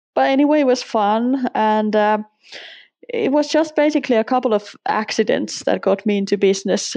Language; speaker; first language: English; non-native, fluent; Finnish